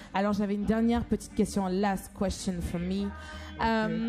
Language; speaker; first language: French; native; French